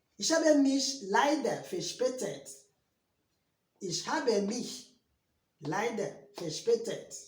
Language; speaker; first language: German; non-native, learner; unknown